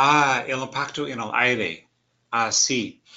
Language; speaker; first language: Spanish; non-native, learner; English